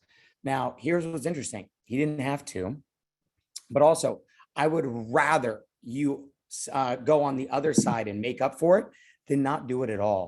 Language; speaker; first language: English; native; English